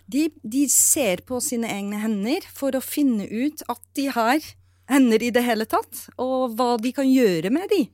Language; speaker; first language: Norwegian; non-native, fluent; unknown